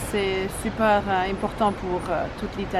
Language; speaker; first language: French; non-native, learner; Italian